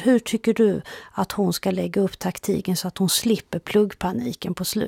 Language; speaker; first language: Swedish; native; Swedish